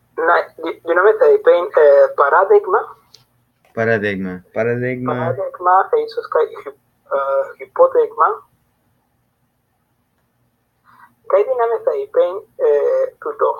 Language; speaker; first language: Greek; non-native, fluent; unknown